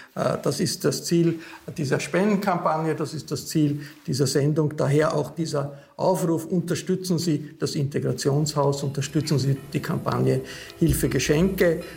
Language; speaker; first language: German; native; German